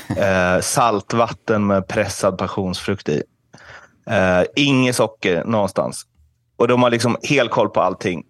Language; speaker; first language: Swedish; native; Swedish